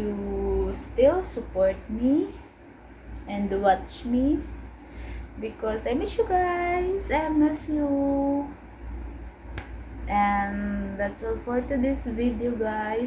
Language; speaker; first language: English; non-native, learner; Cebuano